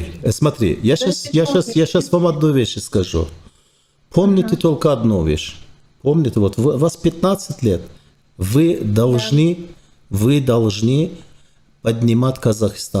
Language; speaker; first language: Russian; non-native, fluent; Turkish